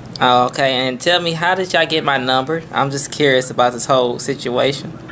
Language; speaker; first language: English; native; English